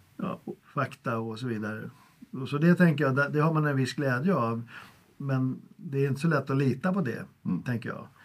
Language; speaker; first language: Swedish; native; Swedish